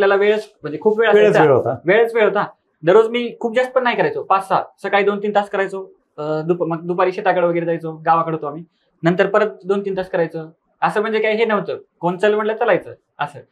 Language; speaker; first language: Marathi; native; Marathi